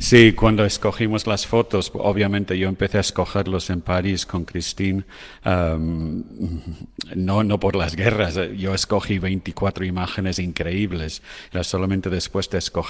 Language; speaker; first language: Spanish; non-native, fluent; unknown